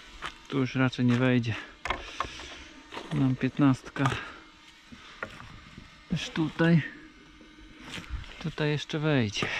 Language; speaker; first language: Polish; native; Polish